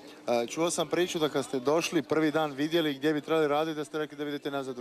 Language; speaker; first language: Croatian; native; Croatian